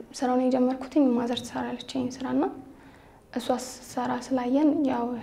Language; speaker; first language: Amharic; native; Amharic